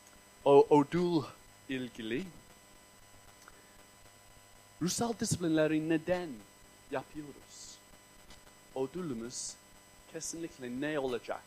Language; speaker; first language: Turkish; non-native, fluent; English